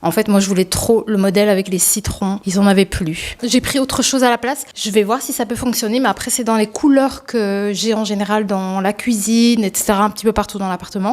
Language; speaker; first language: French; native; French